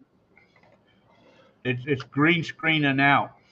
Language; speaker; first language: English; native; English